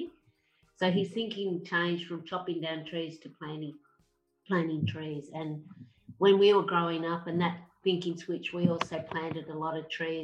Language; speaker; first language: English; native; English